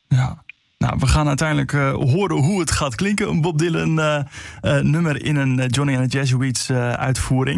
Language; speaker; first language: Dutch; native; Dutch